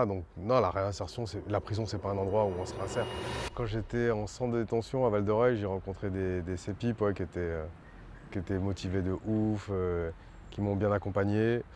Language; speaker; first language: French; native; French